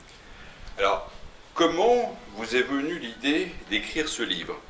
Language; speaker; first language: French; native; French